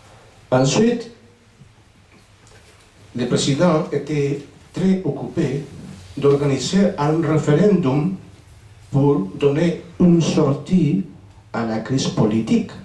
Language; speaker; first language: French; non-native, fluent; Spanish